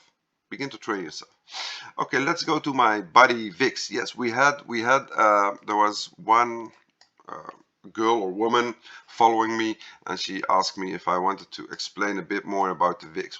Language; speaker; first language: English; non-native, fluent; Dutch